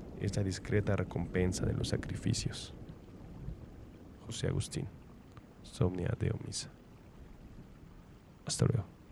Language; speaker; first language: Spanish; native; Spanish